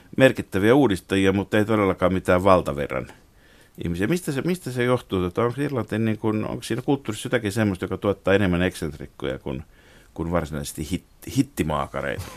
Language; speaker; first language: Finnish; native; Finnish